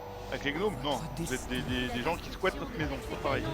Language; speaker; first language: French; native; French